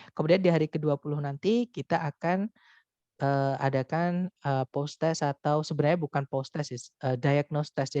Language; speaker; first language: Indonesian; non-native, local second language; Javanese